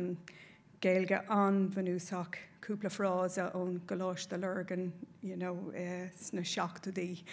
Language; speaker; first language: Irish; non-native, local second language; English